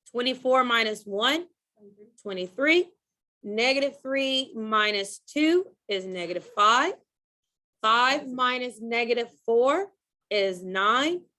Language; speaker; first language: English; native; English